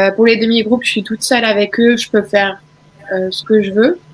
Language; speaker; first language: French; native; French